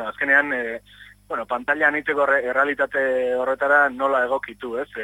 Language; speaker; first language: Basque; native; Basque